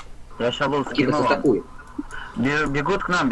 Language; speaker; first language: Russian; native; Russian